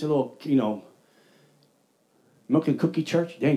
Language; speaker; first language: English; native; English